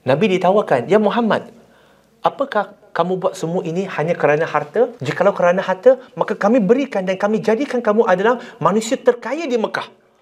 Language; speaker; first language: Malay; non-native, local second language; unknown